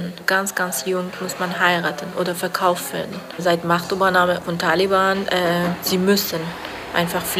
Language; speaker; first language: German; non-native, learner; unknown